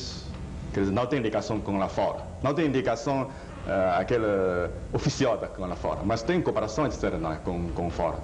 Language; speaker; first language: Portuguese; non-native, fluent; Chinese